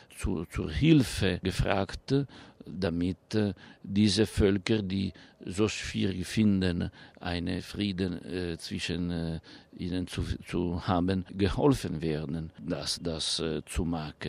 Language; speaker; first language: German; non-native, fluent; Italian